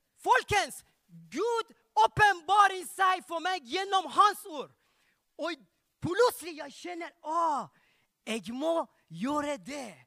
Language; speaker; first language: Norwegian; non-native, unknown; Persian